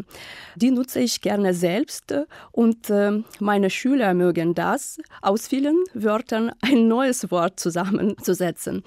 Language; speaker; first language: German; non-native, fluent; Ukrainian